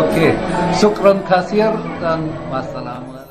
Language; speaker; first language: Indonesian; non-native, learner; German